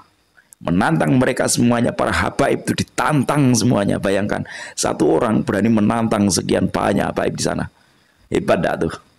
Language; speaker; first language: Indonesian; non-native, local second language; Javanese